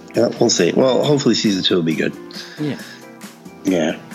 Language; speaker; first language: English; early bilingual, other home language; Filipino